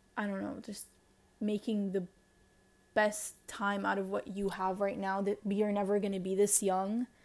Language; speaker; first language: English; non-native, fluent; Arabic